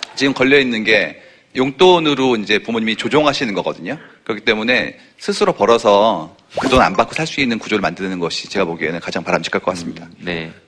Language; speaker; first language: Korean; native; Korean